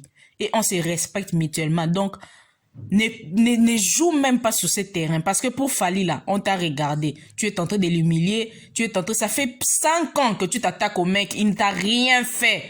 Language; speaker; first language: French; non-native, local second language; Lingala